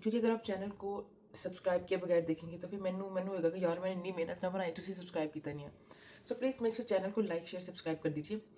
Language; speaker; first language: Urdu; non-native, local second language; Punjabi